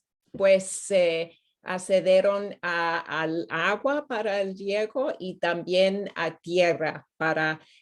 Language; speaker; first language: Spanish; non-native, fluent; English